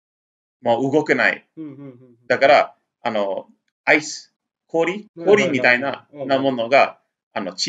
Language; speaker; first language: Japanese; non-native, learner; English